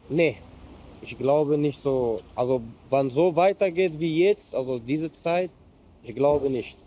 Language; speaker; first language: German; non-native, fluent; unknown